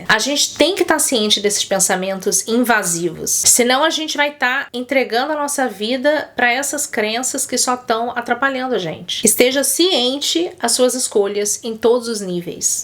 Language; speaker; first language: Portuguese; native; Portuguese